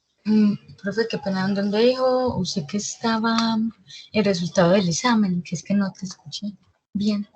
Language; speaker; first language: Spanish; native; Spanish